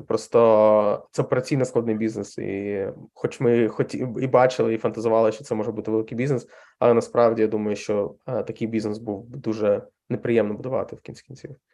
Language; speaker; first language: Ukrainian; non-native, local second language; Russian